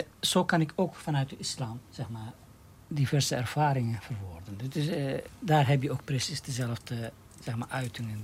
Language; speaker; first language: Dutch; non-native, fluent; Turkish